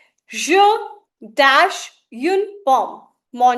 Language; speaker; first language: French; non-native, fluent; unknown